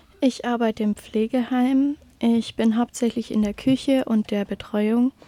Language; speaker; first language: German; native; German